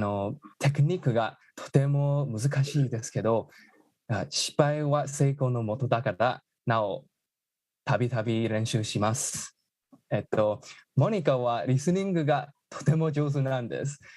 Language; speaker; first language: Japanese; non-native, learner; English